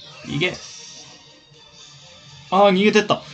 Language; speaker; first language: Japanese; native; Japanese